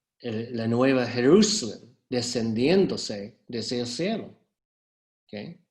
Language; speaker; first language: Spanish; non-native, fluent; English